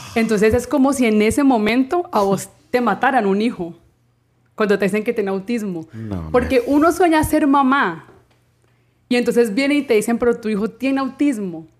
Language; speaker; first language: Spanish; native; Spanish